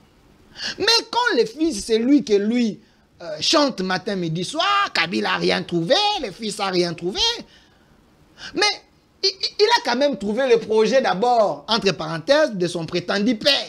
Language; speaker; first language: French; non-native, local second language; Lingala